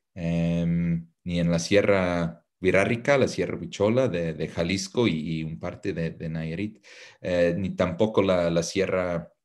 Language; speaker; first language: Spanish; non-native, fluent; English